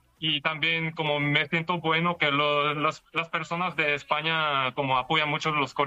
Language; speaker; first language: Spanish; non-native, learner; Korean